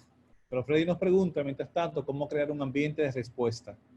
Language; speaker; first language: Spanish; native; Spanish